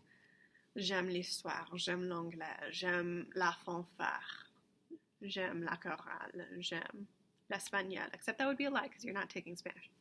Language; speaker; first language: French; non-native, fluent; English